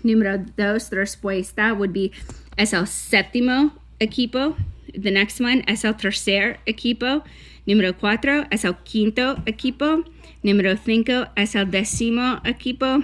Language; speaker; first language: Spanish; non-native, fluent; English